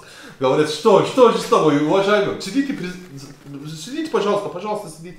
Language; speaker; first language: Russian; non-native, learner; Turkish